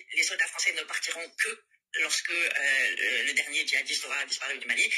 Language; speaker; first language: French; native; French